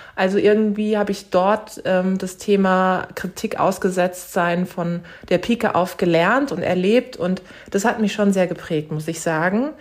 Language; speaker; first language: German; early bilingual, other home language; Turkish